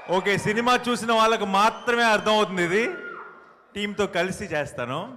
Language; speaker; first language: Telugu; native; Telugu